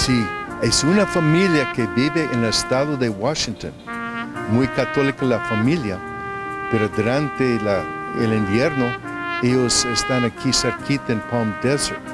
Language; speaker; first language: Spanish; non-native, fluent; English